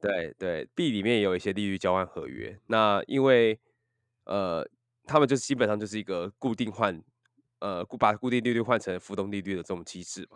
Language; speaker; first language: Chinese; native; Chinese